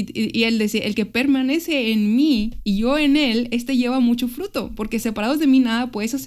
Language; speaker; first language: Spanish; native; Spanish